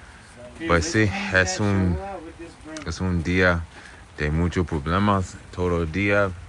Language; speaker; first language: Spanish; non-native, learner; English